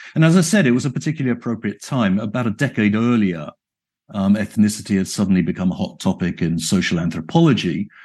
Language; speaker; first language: English; native; English